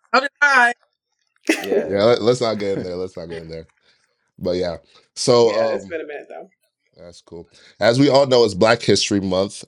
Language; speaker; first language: English; native; English